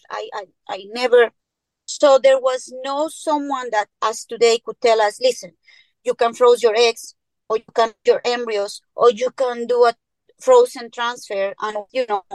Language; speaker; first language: English; non-native, fluent; Spanish